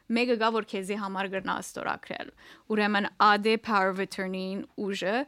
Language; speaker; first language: Armenian; early bilingual, heritage; Armenian